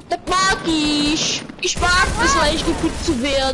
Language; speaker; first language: German; non-native, local second language; Luxembourgish